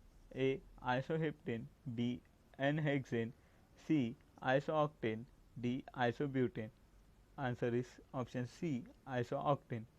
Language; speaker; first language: English; non-native, local second language; Marathi